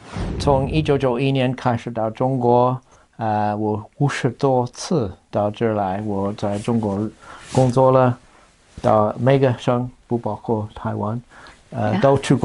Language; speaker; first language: Chinese; non-native, fluent; English